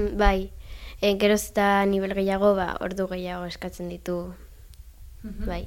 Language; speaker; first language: Basque; non-native, local second language; Spanish